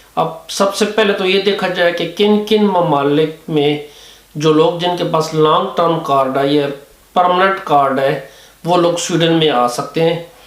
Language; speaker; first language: Urdu; native; Urdu